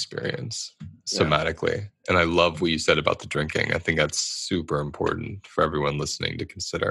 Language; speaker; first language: English; native; English